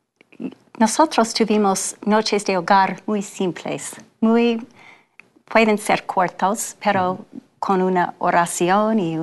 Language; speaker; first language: Spanish; non-native, fluent; English